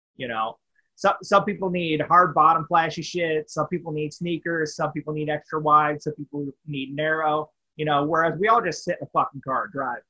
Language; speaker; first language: English; native; English